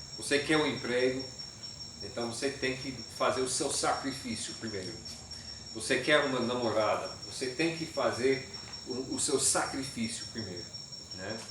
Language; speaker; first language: Portuguese; non-native, fluent; English